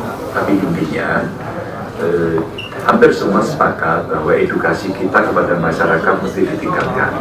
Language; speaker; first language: Indonesian; native; Indonesian